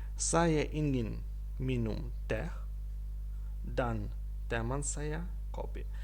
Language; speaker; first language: Indonesian; non-native, fluent; Ukrainian